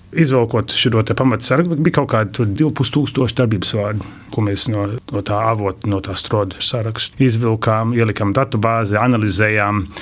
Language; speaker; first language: Latvian; early bilingual, heritage; Latvian